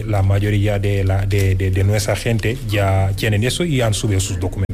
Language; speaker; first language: Spanish; non-native, fluent; Wolof